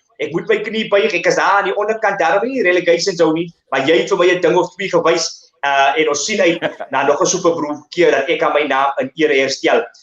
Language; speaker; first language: Afrikaans; native; Afrikaans